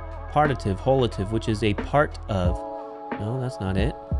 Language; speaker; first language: English; native; English